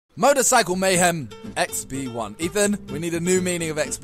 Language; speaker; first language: English; native; English